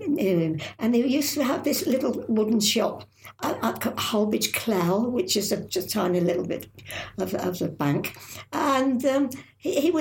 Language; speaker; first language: English; native; English